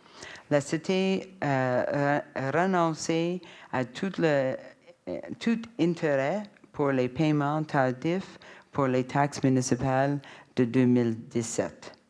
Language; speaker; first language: French; non-native, learner; English